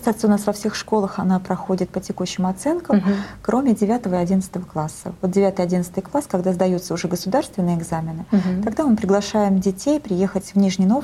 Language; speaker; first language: Russian; native; Russian